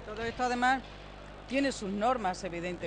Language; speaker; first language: Spanish; native; Spanish